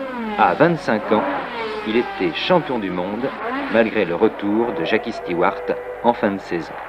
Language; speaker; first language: French; native; French